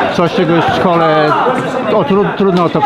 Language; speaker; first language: Polish; native; Polish